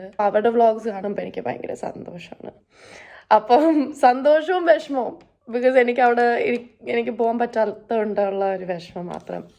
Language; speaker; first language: Malayalam; early bilingual, heritage; Malayalam